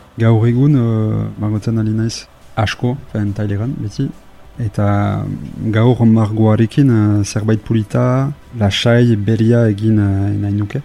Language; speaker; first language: Basque; non-native, local second language; French